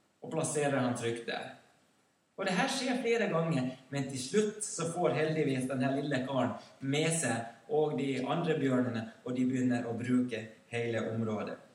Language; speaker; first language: Swedish; native; Swedish